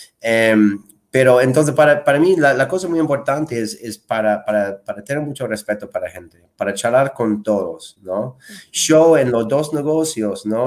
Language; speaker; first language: Spanish; non-native, fluent; English